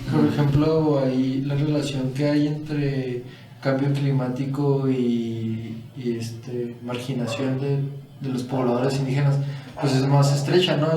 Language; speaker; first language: Spanish; native; Spanish